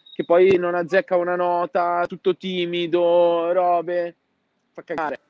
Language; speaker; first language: Italian; non-native, fluent; Arabic